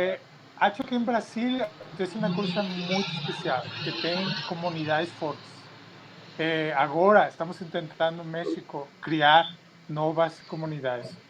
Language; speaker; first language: Portuguese; non-native, fluent; Spanish